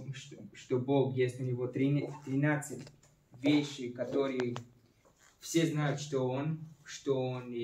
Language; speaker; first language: Russian; early bilingual, heritage; Russian